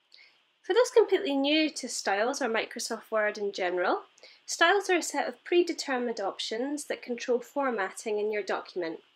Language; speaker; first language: English; native; English